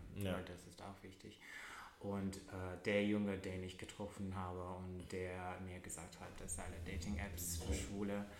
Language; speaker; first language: German; non-native, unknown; Russian